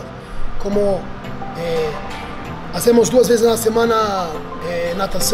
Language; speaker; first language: Spanish; non-native, learner; Portuguese